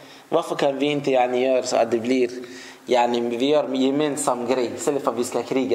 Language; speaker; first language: Swedish; non-native, fluent; Arabic